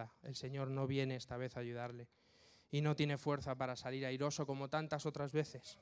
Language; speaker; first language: Spanish; native; Spanish